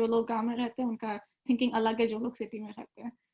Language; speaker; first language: Hindi; early bilingual, other home language; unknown